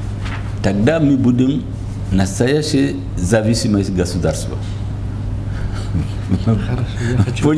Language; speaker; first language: Russian; non-native, learner; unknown